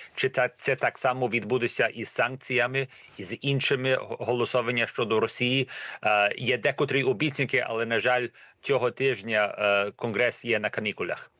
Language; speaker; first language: Ukrainian; early bilingual, heritage; Ukrainian